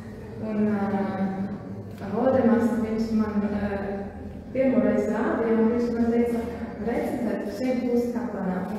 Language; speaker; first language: Latvian; non-native, learner; German